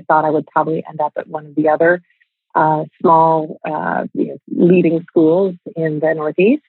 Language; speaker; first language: English; native; English